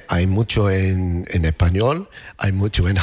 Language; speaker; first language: Spanish; non-native, learner; English